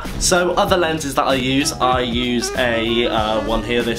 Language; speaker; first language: English; native; English